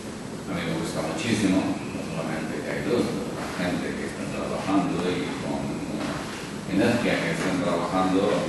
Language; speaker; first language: Spanish; non-native, local second language; Urdu